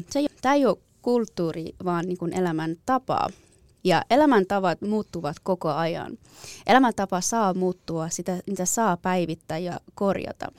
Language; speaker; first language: Finnish; non-native, fluent; Persian